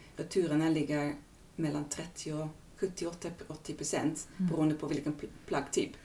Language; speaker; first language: Swedish; non-native, fluent; Dutch